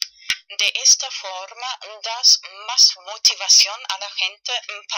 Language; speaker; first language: Spanish; non-native, fluent; German